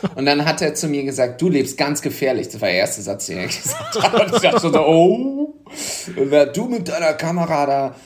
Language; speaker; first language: German; native; German